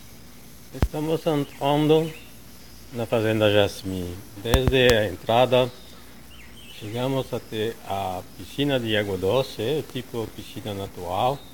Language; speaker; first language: Portuguese; non-native, fluent; French